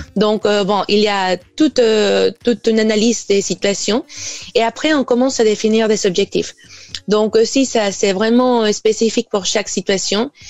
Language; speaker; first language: French; non-native, fluent; Spanish